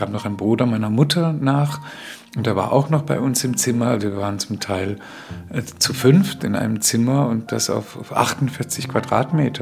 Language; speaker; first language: German; early bilingual, other home language; Spanish